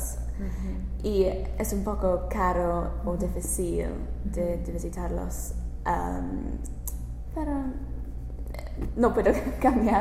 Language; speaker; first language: Spanish; non-native, learner; English